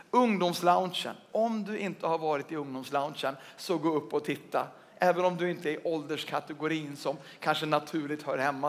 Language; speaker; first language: Swedish; native; Swedish